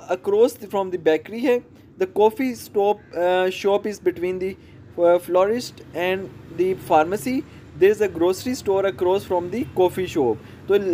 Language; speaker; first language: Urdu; non-native, local second language; Punjabi